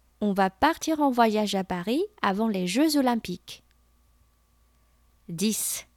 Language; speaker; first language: French; non-native, fluent; Chinese